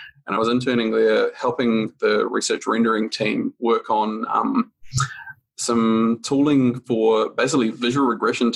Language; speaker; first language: English; native; English